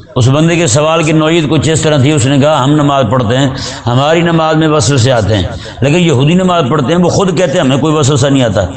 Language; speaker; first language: Urdu; non-native, local second language; Punjabi